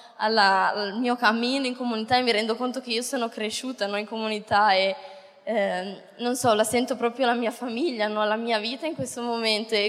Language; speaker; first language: Italian; native; Italian